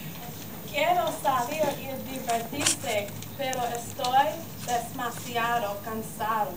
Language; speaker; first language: Spanish; non-native, learner; English